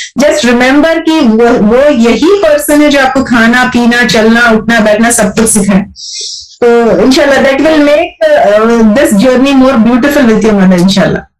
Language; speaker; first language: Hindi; native; Hindi